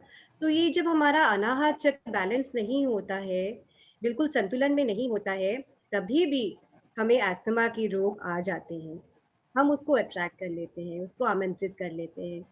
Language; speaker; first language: Hindi; native; Hindi